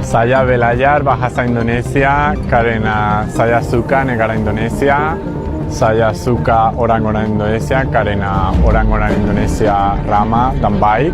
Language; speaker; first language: Indonesian; non-native, learner; Spanish